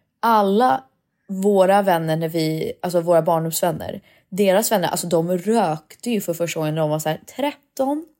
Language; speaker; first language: Swedish; early bilingual, heritage; Swedish